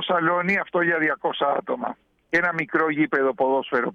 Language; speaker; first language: Greek; early bilingual, heritage; Spanish